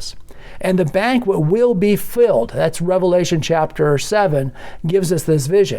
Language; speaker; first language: English; native; English